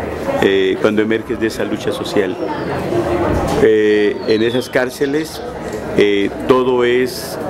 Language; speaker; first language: Spanish; native; Spanish